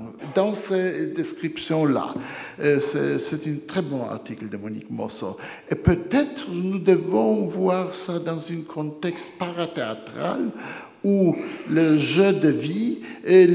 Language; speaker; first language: French; non-native, fluent; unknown